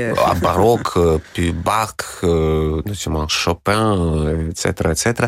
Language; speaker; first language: French; non-native, learner; Russian